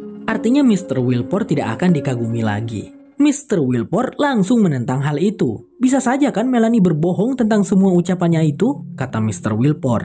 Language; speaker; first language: Indonesian; native; Indonesian